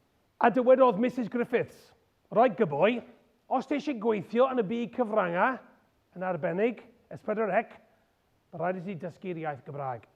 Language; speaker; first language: Welsh; non-native, local second language; English